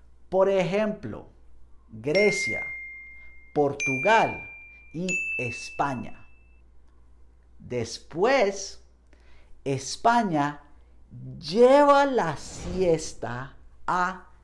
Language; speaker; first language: Spanish; non-native, fluent; English